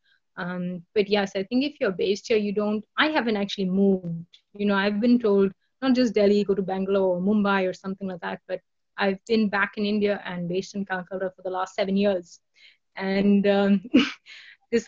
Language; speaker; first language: English; non-native, local second language; Bangla